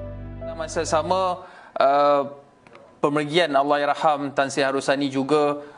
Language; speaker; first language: Malay; native; Malay